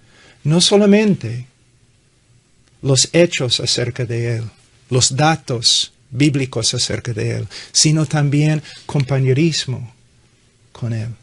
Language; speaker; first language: Spanish; non-native, fluent; English